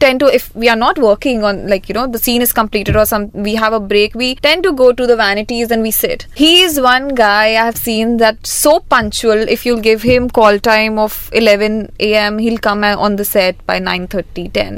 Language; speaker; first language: English; non-native, local second language; Hindi